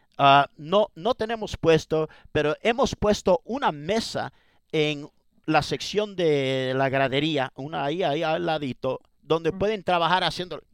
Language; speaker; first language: Spanish; early bilingual, heritage; Spanish